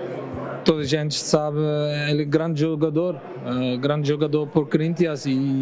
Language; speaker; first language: Portuguese; non-native, learner; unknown